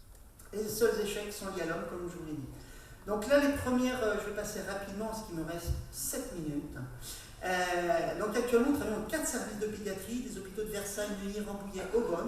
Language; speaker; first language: French; native; French